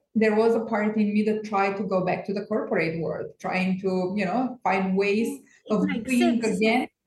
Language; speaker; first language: English; non-native, fluent; Romanian